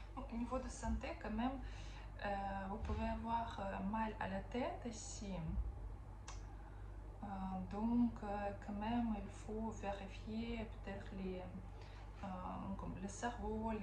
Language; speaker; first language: French; non-native, fluent; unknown